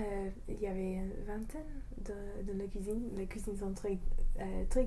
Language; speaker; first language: French; non-native, fluent; English